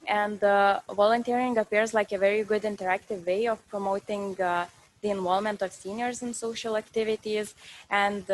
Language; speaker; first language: English; non-native, fluent; Lithuanian